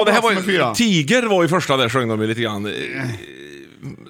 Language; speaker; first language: Swedish; native; Swedish